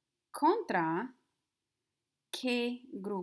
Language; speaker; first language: Spanish; non-native, fluent; English